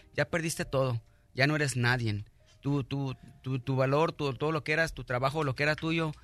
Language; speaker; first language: Spanish; native; Spanish